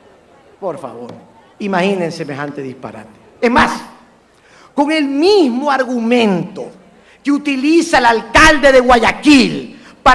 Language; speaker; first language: Spanish; native; Spanish